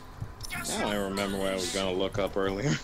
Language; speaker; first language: English; native; English